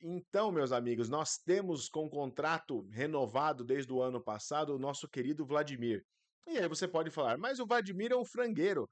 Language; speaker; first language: Portuguese; native; Portuguese